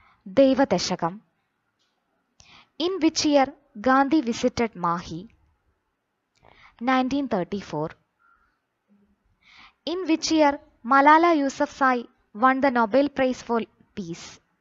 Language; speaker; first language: English; non-native, local second language; Malayalam